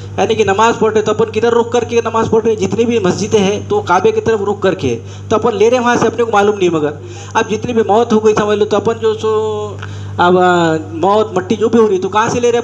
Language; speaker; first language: Urdu; native; Urdu